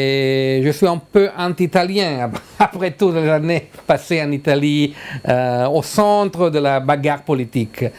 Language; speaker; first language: French; non-native, learner; Italian